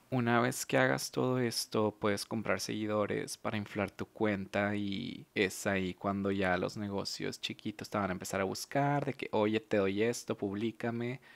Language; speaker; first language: Spanish; native; Spanish